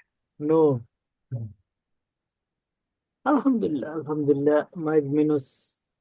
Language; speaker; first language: Portuguese; non-native, learner; Bangla